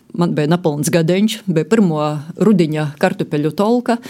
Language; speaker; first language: Latvian; native; Latvian